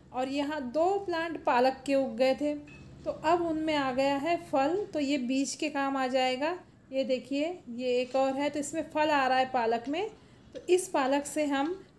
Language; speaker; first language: Hindi; native; Hindi